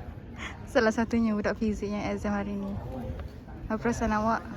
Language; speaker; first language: Malay; native; Malay